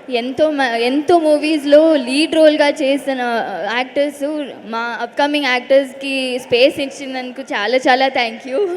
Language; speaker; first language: Telugu; non-native, learner; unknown